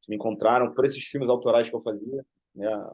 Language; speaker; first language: Portuguese; native; Portuguese